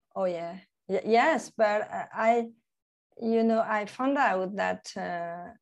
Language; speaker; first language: English; non-native, fluent; French